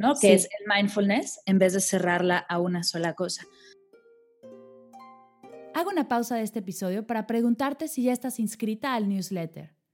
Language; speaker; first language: Spanish; native; Spanish